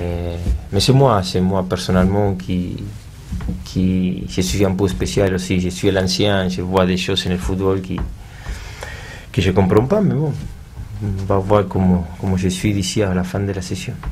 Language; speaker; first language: French; non-native, learner; Spanish